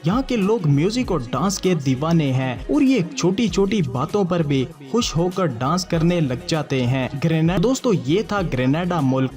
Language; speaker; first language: Urdu; native; Urdu